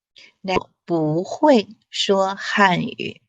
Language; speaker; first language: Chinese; non-native, fluent; English